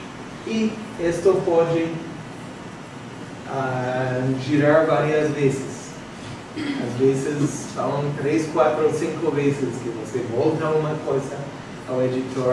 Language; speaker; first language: Portuguese; non-native, fluent; English